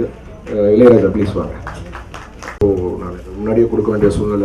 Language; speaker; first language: Tamil; native; Tamil